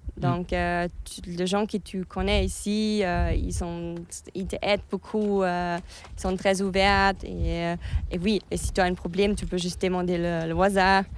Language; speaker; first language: French; non-native, fluent; German